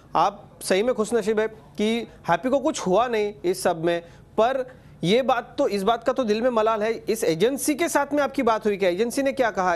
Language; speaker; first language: Hindi; non-native, local second language; Marathi